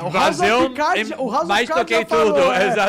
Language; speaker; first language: Portuguese; non-native, fluent; English